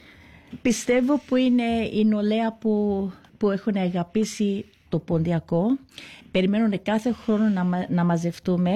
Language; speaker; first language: Greek; early bilingual, heritage; Greek